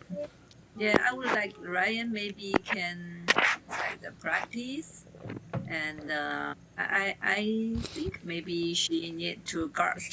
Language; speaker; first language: English; non-native, learner; Chinese